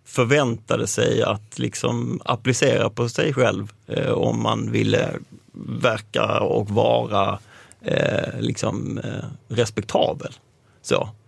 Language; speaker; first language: Swedish; native; Swedish